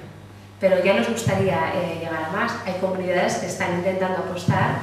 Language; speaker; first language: Spanish; native; Spanish